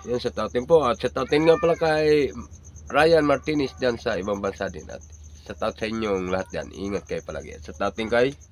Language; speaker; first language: Filipino; non-native, local second language; Bikol